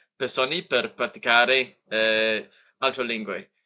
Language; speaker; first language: Italian; non-native, learner; English